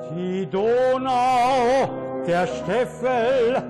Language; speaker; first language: German; native; German